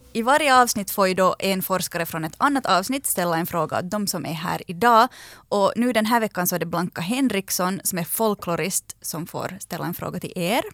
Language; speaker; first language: Swedish; native; Swedish